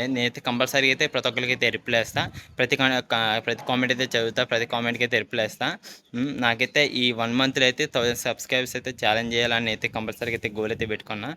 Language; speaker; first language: Telugu; native; Telugu